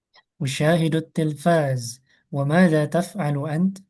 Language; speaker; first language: Arabic; non-native, fluent; Indonesian